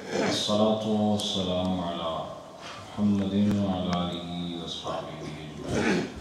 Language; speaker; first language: Urdu; non-native, local second language; Punjabi